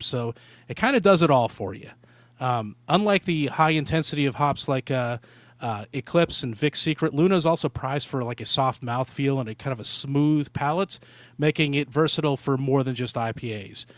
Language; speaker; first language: English; native; English